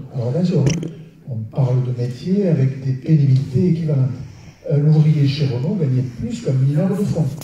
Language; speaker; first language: French; native; French